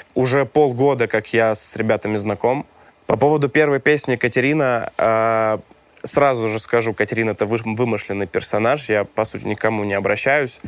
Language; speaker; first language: Russian; non-native, fluent; Romanian